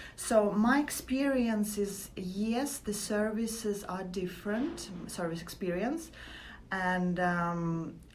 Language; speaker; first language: English; non-native, fluent; Latvian